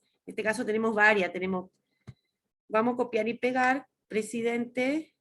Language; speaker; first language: Spanish; native; Spanish